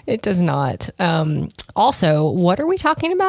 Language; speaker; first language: English; native; English